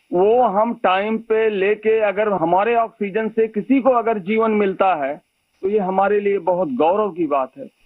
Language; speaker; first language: Hindi; native; Hindi